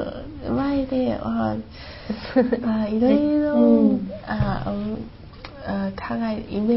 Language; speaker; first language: Japanese; non-native, learner; Chinese